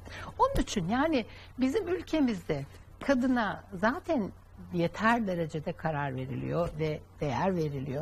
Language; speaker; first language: Turkish; native; Turkish